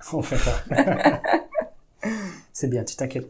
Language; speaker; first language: French; native; French